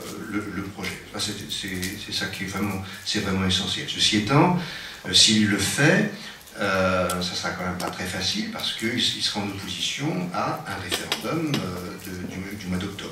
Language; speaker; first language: French; native; French